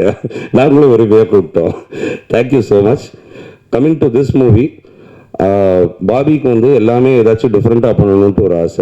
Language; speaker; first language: Tamil; native; Tamil